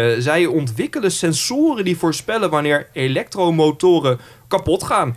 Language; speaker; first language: Dutch; native; Dutch